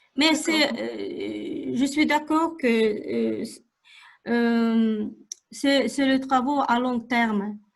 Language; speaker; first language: French; non-native, fluent; Russian